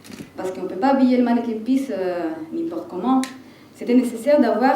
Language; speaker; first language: French; non-native, fluent; Italian